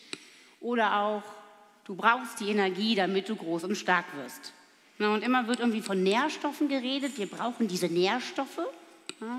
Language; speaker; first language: German; native; German